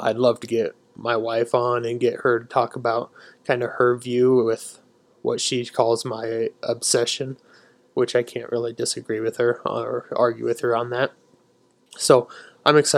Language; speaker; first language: English; native; English